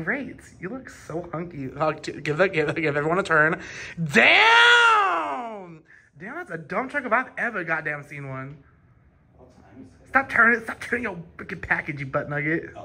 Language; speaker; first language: English; native; English